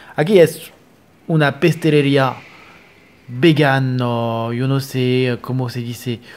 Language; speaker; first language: Spanish; non-native, fluent; French